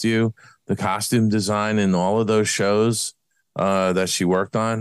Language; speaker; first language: English; native; English